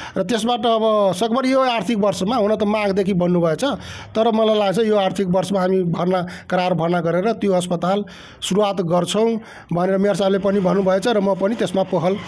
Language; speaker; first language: Nepali; non-native, local second language; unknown